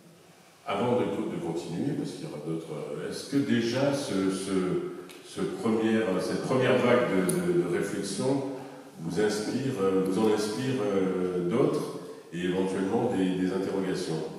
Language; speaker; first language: French; native; French